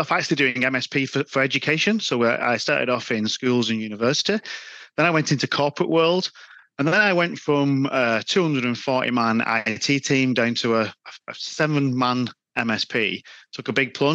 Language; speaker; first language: English; native; English